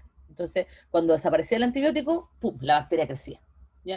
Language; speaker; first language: Spanish; native; Spanish